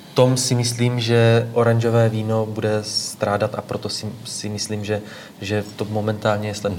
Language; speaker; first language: Czech; native; Czech